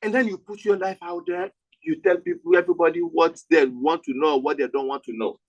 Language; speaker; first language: English; non-native, local second language; Yoruba